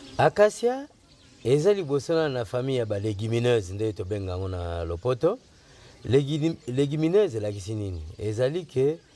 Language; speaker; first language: Lingala; non-native, local second language; Kongo